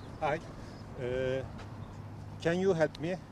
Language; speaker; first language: English; non-native, learner; Turkish